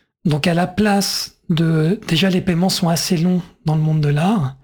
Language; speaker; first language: French; native; French